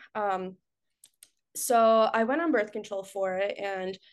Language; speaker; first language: English; early bilingual, other home language; Spanish